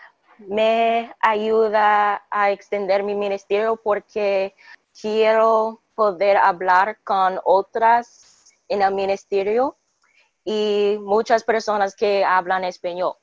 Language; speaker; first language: Spanish; non-native, learner; English